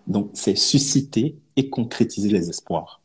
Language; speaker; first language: French; non-native, local second language; Yoruba